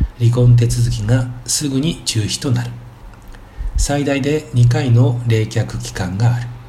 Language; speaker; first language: Japanese; native; Japanese